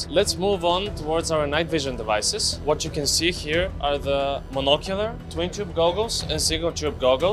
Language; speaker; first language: English; non-native, fluent; Bulgarian